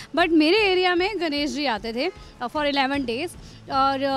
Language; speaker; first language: Hindi; native; Hindi